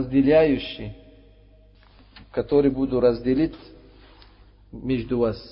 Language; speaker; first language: Russian; non-native, fluent; Uzbek